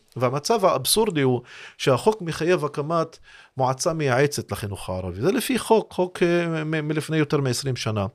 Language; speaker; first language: Hebrew; non-native, local second language; Arabic